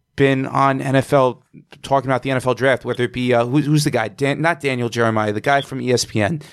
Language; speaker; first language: English; native; English